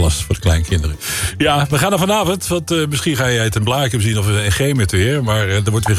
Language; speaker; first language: Dutch; native; Dutch